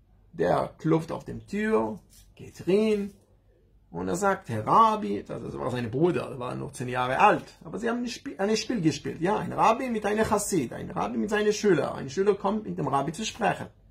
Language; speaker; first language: German; non-native, learner; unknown